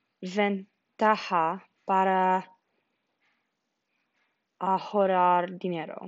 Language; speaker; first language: Spanish; non-native, learner; English